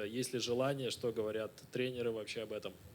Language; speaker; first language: Russian; native; Russian